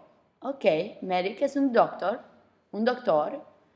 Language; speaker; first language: Spanish; non-native, fluent; English